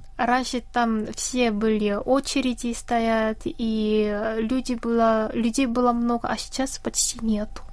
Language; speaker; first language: Russian; non-native, fluent; Korean